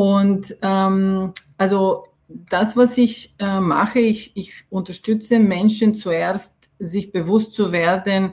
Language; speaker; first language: German; non-native, fluent; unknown